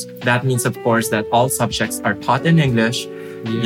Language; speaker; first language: English; non-native, local second language; Filipino